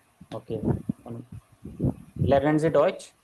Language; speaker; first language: German; non-native, fluent; Hindi